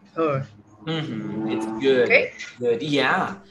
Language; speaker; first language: English; non-native, fluent; Portuguese